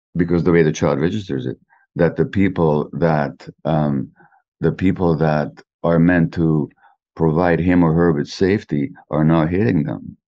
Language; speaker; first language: English; native; English